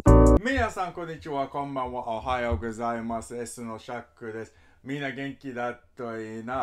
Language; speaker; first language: Japanese; non-native, learner; English